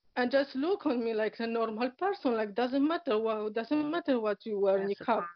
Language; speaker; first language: English; non-native, learner; Polish